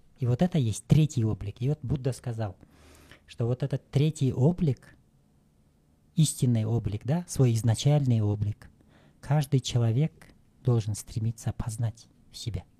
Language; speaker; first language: Russian; non-native, local second language; Kyrgyz